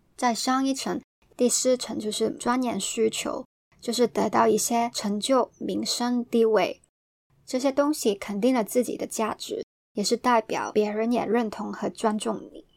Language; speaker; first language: Chinese; non-native, local second language; Cantonese